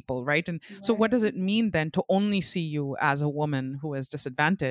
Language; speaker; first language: English; non-native, local second language; Urdu